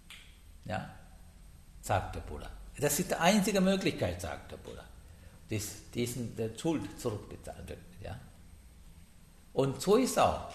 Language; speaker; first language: German; non-native, learner; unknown